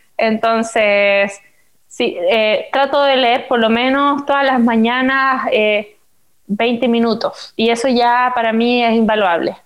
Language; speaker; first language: Spanish; native; Spanish